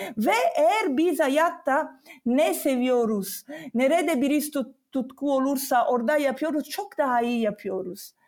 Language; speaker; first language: Turkish; non-native, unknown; Italian